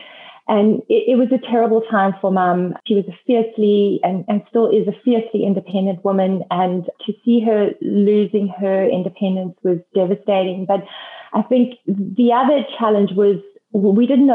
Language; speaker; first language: English; native; English